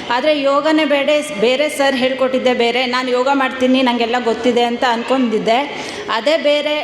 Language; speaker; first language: Kannada; native; Kannada